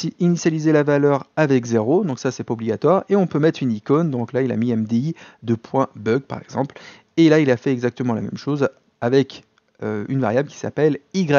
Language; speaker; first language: French; native; French